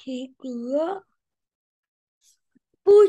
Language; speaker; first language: Chinese; non-native, learner; Vietnamese